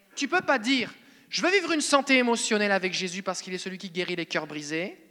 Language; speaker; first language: French; native; French